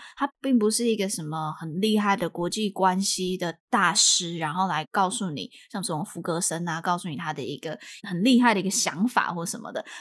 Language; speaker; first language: Chinese; native; Chinese